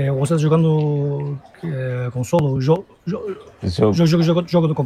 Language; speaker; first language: Portuguese; non-native, learner; Turkish